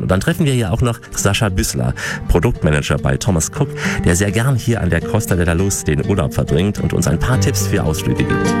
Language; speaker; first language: German; native; German